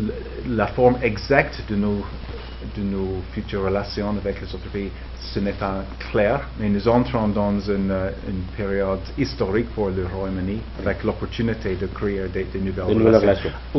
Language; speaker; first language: French; non-native, fluent; English